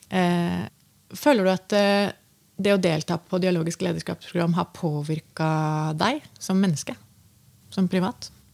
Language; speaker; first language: Norwegian; native; Norwegian